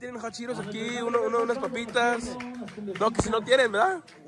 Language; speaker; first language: Spanish; early bilingual, heritage; Spanish